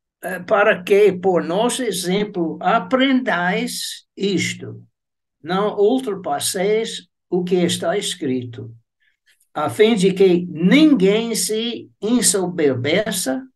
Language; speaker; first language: Portuguese; non-native, fluent; English